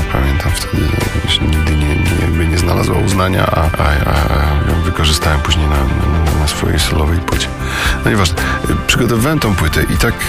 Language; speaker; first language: Polish; native; Polish